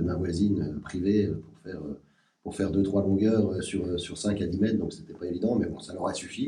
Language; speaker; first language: French; native; French